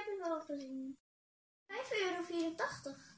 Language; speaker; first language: Dutch; early bilingual, other home language; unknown